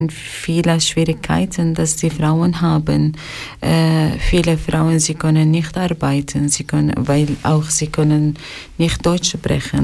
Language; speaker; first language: German; non-native, learner; Arabic